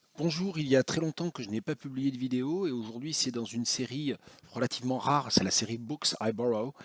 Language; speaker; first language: French; native; French